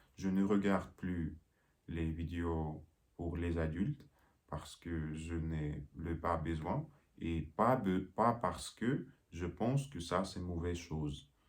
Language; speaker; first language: French; non-native, learner; Russian